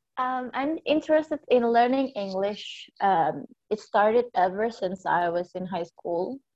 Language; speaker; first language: English; non-native, fluent; Indonesian